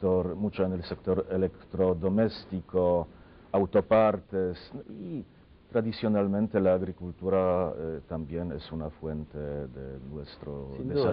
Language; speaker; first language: Spanish; non-native, fluent; Polish